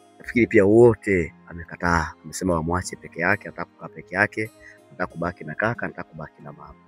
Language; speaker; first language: Swahili; native; Swahili